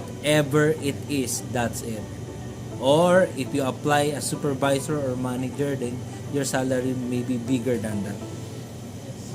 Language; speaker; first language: English; non-native, learner; Filipino